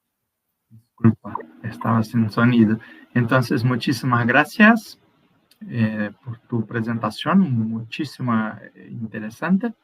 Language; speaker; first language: Spanish; non-native, fluent; Portuguese